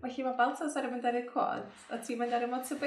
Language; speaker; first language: Welsh; native; Welsh